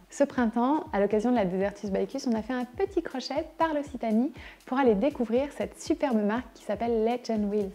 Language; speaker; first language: French; native; French